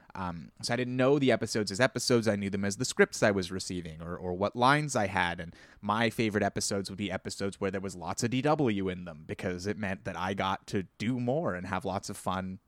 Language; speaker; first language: English; native; English